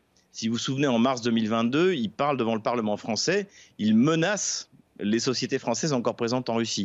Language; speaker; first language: French; native; French